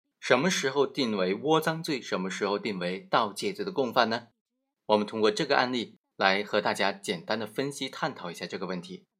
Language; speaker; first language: Chinese; native; Chinese